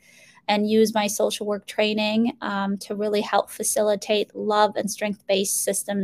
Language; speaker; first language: English; early bilingual, other home language; Somali